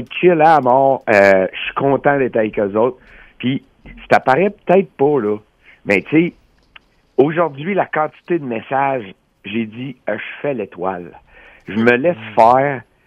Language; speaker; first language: French; native; French